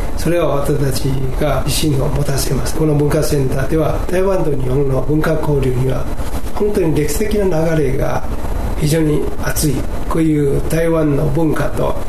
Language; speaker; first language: Japanese; non-native, fluent; Chinese